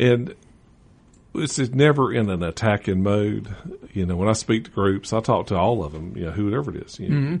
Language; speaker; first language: English; native; English